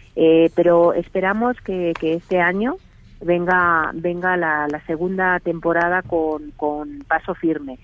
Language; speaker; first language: Spanish; native; Spanish